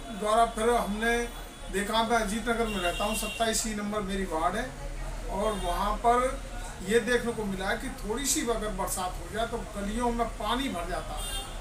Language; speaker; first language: Hindi; native; Hindi